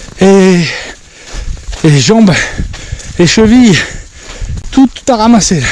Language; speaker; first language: French; native; French